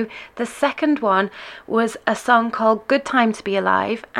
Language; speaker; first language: English; native; English